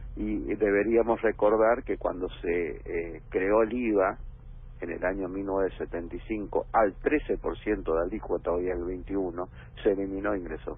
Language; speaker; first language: Spanish; native; Spanish